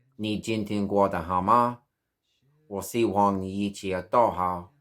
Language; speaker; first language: Chinese; non-native, learner; English